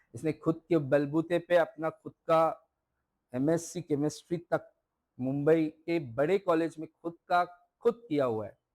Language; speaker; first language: Hindi; non-native, local second language; Marathi